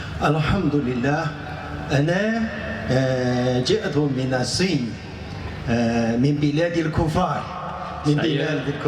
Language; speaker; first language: Arabic; non-native, fluent; Chinese